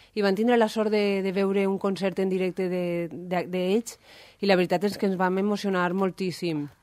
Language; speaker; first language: Catalan; native; Catalan